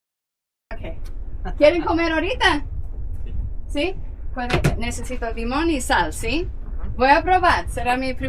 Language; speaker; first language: Spanish; non-native, learner; English